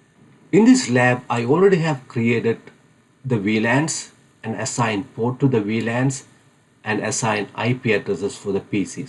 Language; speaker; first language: English; non-native, fluent; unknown